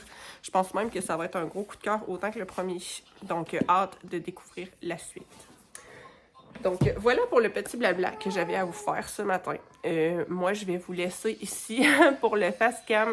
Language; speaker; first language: French; native; French